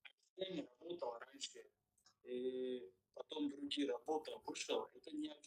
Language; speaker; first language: Russian; non-native, learner; Kyrgyz